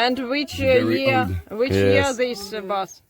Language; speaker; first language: English; non-native, learner; Ukrainian